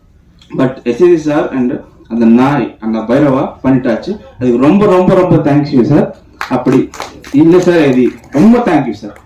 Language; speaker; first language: Tamil; non-native, learner; Telugu